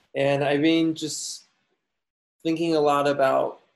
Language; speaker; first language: English; non-native, fluent; Chinese